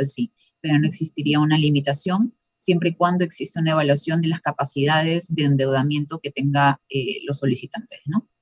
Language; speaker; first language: Spanish; native; Spanish